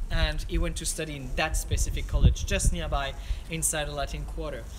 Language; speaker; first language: English; non-native, fluent; French